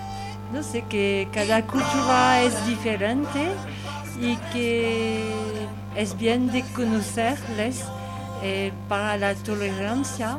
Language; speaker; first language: Spanish; non-native, learner; French